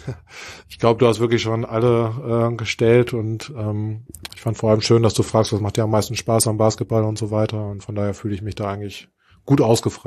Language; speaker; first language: German; native; German